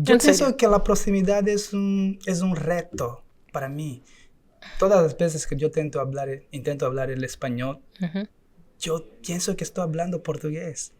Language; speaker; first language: Spanish; non-native, learner; Portuguese